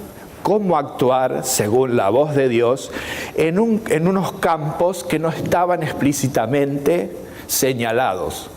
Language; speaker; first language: Spanish; native; Spanish